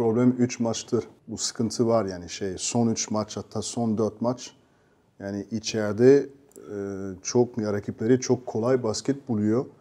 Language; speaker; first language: Turkish; non-native, fluent; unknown